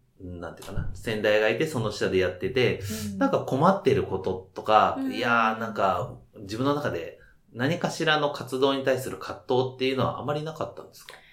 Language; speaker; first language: Japanese; native; Japanese